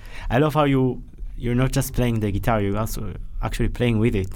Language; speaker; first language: English; non-native, fluent; Hebrew